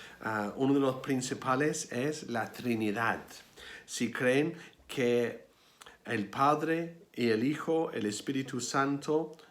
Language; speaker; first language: Spanish; non-native, fluent; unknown